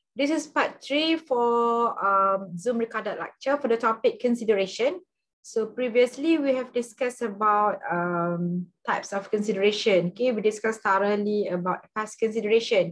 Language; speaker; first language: English; non-native, local second language; Malay